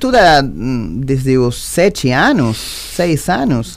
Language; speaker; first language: Portuguese; non-native, learner; Spanish